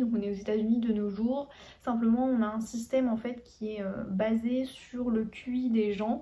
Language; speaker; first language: French; native; French